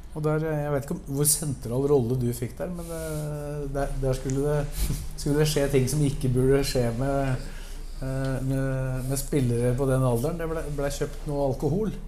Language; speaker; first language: Norwegian; native; Norwegian